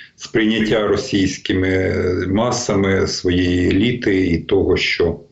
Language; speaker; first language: Ukrainian; native; Ukrainian